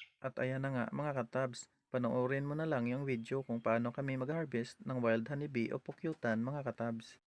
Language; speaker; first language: Filipino; non-native, local second language; Hiligaynon